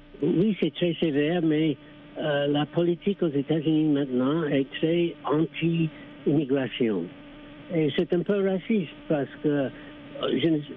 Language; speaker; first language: French; non-native, fluent; English